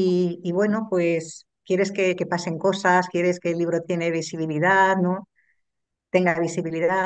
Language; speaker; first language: Spanish; native; Spanish